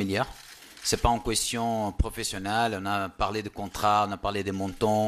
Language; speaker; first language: French; non-native, fluent; Portuguese